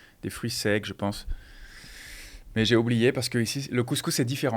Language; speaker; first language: French; non-native, fluent; Portuguese